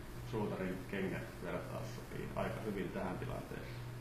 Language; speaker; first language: Finnish; native; Finnish